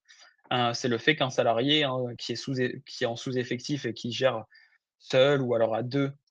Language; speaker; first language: French; native; French